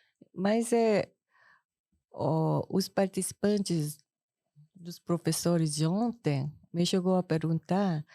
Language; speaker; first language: Portuguese; non-native, fluent; Korean